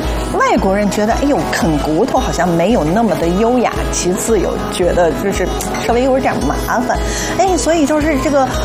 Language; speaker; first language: Chinese; native; Chinese